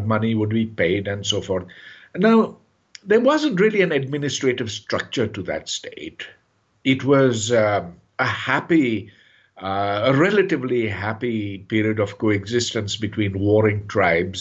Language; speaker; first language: English; non-native, local second language; Urdu